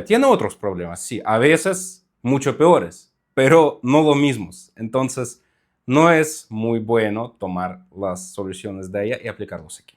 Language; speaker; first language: Spanish; non-native, fluent; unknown